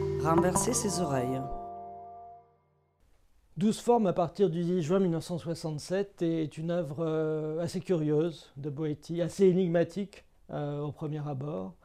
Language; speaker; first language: French; native; French